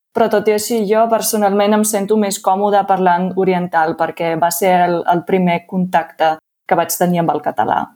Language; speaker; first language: Catalan; non-native, fluent; German